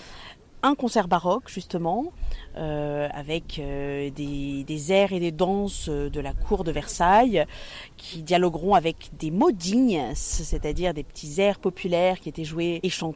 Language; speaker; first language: French; native; French